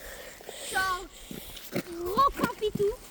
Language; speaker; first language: French; native; French